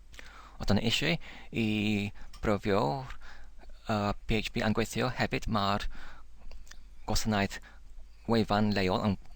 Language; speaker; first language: Welsh; non-native, learner; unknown